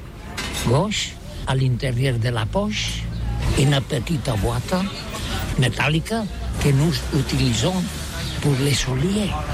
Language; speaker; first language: French; non-native, learner; Catalan